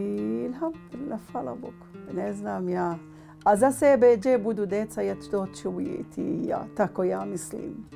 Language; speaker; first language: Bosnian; non-native, learner; Arabic